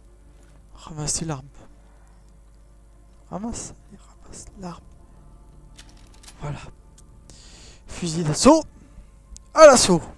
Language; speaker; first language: French; native; French